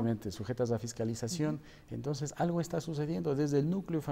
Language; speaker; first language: Spanish; native; Spanish